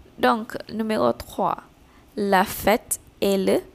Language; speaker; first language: French; non-native, fluent; Malay